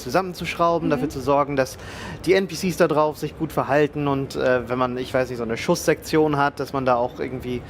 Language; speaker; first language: German; native; German